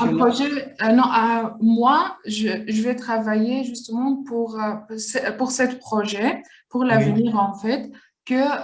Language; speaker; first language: French; non-native, learner; Kurdish